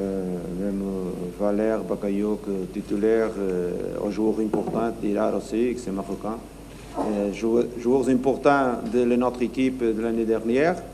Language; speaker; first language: French; non-native, learner; Portuguese